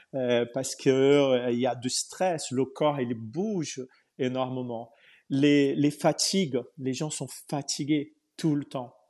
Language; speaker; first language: French; non-native, fluent; Portuguese